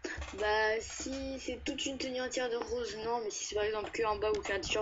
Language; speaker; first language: French; native; French